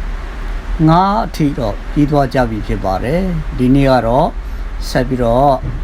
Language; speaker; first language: Burmese; non-native, local second language; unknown